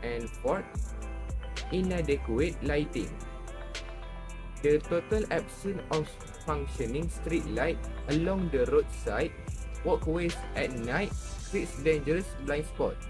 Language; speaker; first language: English; non-native, local second language; Malay